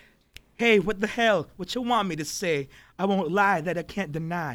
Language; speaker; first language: English; non-native, local second language; Filipino